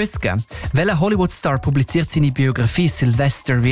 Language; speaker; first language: German; native; German